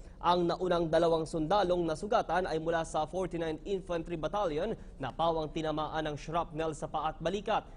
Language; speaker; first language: Filipino; native; Filipino